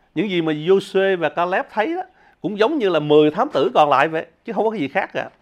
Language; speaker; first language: Vietnamese; early bilingual, heritage; Vietnamese